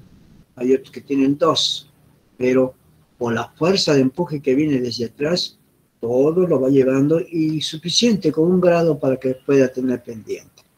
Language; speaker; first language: Spanish; native; Spanish